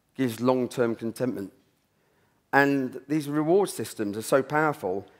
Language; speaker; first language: English; native; English